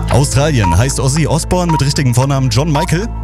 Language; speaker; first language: German; native; German